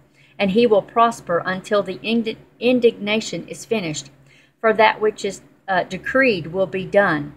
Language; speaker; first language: English; native; English